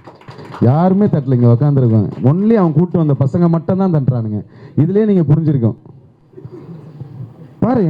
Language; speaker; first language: Tamil; native; Tamil